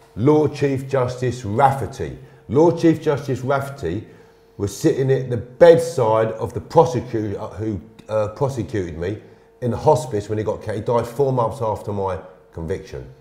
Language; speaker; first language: English; native; English